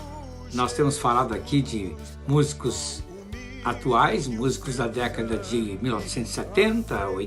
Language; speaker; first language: Portuguese; native; Portuguese